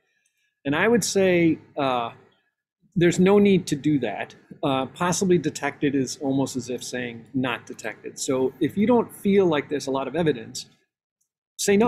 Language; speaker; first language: English; native; English